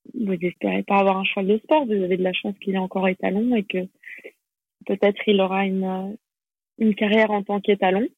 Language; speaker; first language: French; native; French